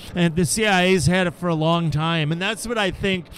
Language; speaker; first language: English; native; English